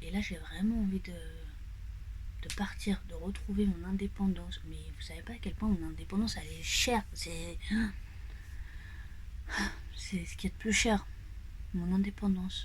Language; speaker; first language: French; native; French